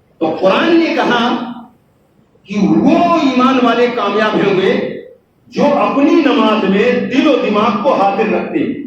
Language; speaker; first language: Urdu; native; Urdu